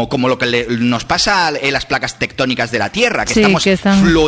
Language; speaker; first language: Spanish; native; Spanish